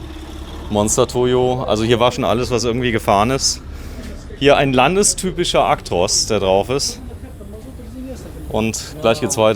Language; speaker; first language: German; native; German